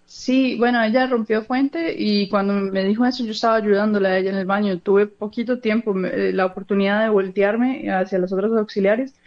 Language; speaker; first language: Spanish; native; Spanish